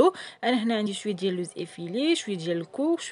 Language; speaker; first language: Arabic; native; Arabic